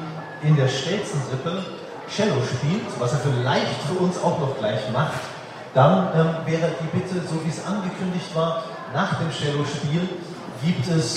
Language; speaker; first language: German; native; German